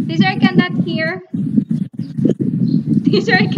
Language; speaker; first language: English; non-native, learner; Thai